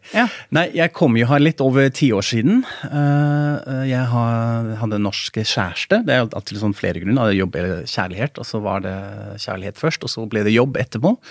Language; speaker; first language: Norwegian; non-native, fluent; German